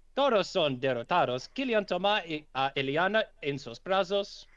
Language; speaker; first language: Spanish; non-native, learner; English